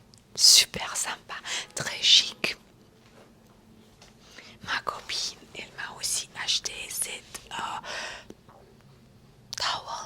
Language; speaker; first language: French; non-native, fluent; Romanian